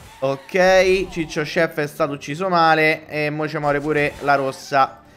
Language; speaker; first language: Italian; native; Italian